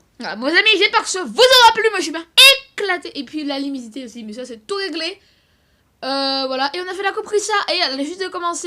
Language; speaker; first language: French; native; French